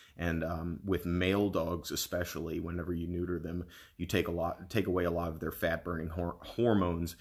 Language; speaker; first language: English; native; English